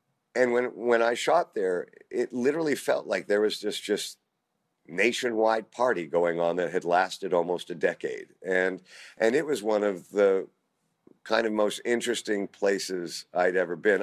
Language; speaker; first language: English; native; English